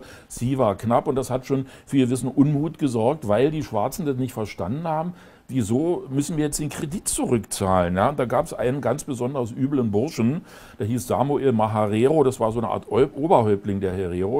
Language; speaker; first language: German; native; German